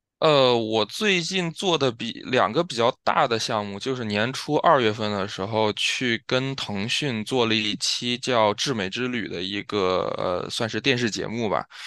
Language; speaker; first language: Chinese; native; Chinese